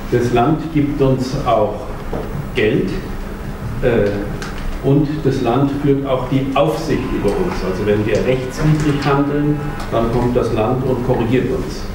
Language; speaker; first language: German; native; German